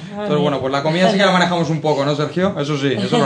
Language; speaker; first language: Spanish; native; Spanish